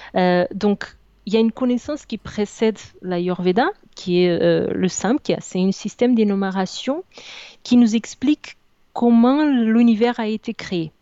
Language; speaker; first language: French; non-native, fluent; Portuguese